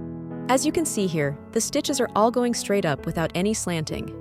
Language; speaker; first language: English; non-native, fluent; Chinese